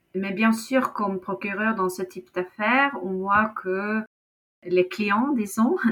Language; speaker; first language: French; non-native, fluent; Norwegian